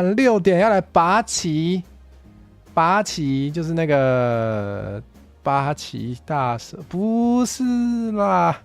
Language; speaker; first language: Chinese; native; Chinese